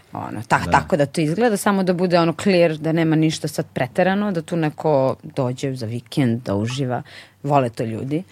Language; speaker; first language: Serbian; native; Serbian